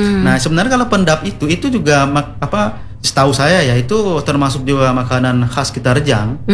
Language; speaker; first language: Indonesian; non-native, local second language; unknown